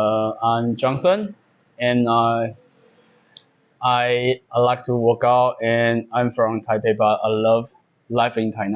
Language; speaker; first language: English; non-native, learner; Chinese